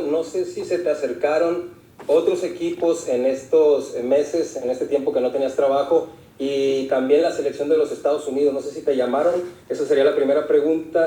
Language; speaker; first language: Spanish; native; Spanish